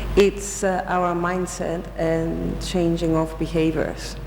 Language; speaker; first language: English; non-native, local second language; Greek